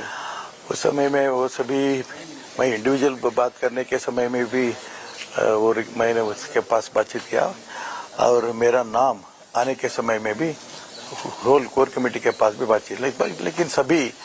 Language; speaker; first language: Hindi; non-native, local second language; Kannada